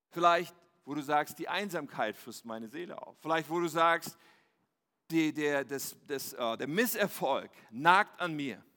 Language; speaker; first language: German; native; German